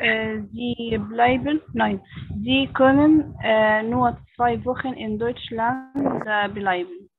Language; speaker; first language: German; non-native, learner; Arabic